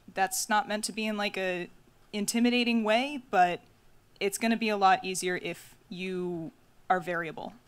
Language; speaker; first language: English; native; English